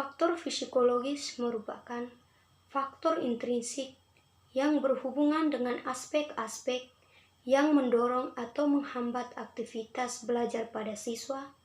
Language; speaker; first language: Indonesian; non-native, local second language; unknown